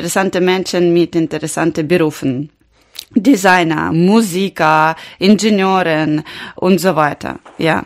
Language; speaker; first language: German; non-native, learner; Ukrainian